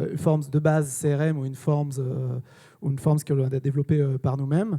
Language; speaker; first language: French; native; French